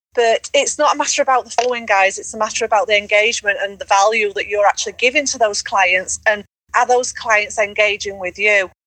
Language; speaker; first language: English; native; English